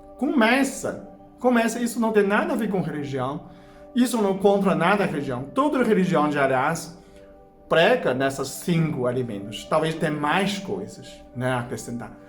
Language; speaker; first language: Portuguese; non-native, fluent; Chinese